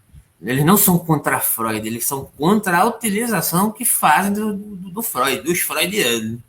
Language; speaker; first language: Portuguese; native; Portuguese